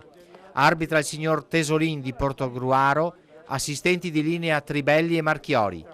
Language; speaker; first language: Italian; native; Italian